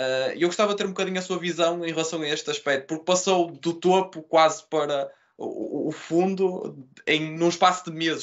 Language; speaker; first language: Portuguese; native; Portuguese